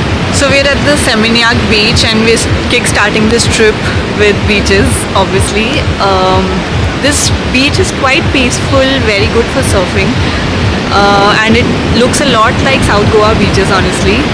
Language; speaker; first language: English; non-native, local second language; Hindi